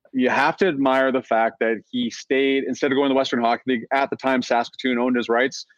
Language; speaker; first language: English; native; English